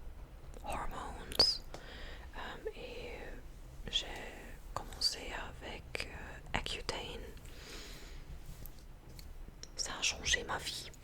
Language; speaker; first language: French; non-native, fluent; English